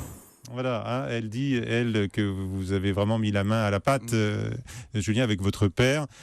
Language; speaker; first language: French; native; French